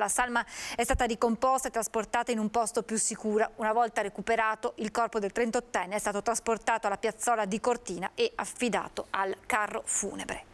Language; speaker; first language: Italian; native; Italian